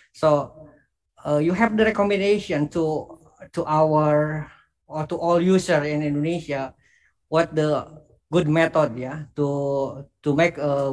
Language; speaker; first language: English; non-native, learner; Indonesian